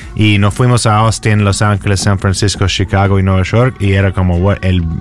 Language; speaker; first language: Spanish; non-native, fluent; English